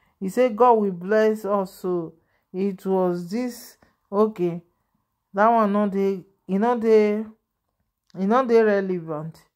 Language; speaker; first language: Nigerian Pidgin; non-native, local second language; Yoruba